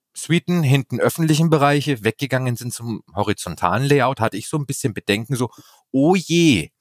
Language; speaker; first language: German; native; German